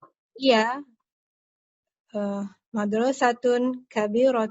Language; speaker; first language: Arabic; non-native, learner; Indonesian